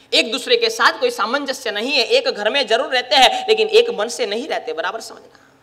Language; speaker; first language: Hindi; non-native, local second language; Gujarati